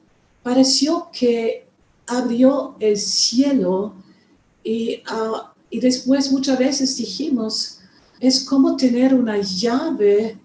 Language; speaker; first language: Spanish; non-native, fluent; German